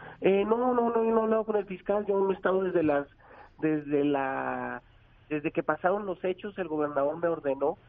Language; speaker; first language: Spanish; native; Spanish